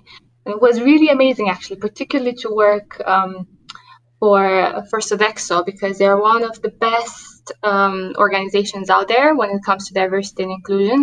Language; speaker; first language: English; non-native, fluent; Romanian